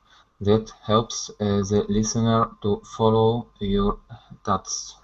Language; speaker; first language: English; non-native, learner; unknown